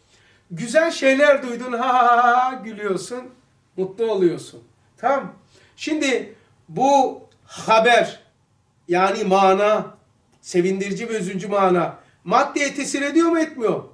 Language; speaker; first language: Turkish; native; Turkish